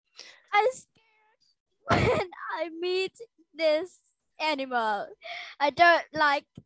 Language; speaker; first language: English; non-native, learner; Vietnamese